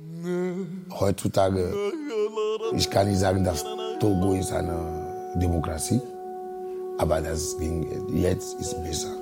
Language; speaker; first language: German; non-native, fluent; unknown